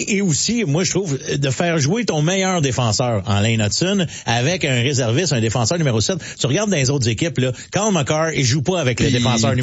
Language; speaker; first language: French; native; French